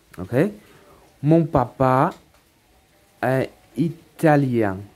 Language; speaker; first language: French; non-native, learner; Khmer